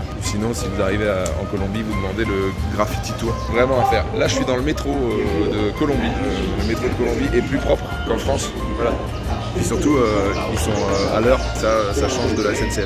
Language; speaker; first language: French; native; French